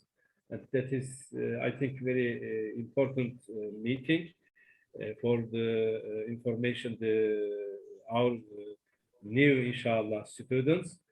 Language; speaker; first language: English; non-native, learner; Turkish